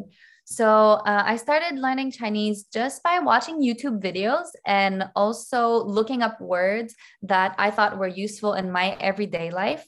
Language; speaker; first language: English; non-native, fluent; French